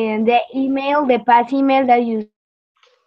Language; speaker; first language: English; non-native, learner; Spanish